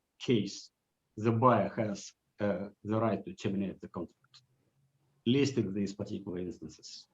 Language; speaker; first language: English; non-native, fluent; Russian